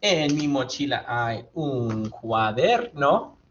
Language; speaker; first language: Spanish; non-native, fluent; English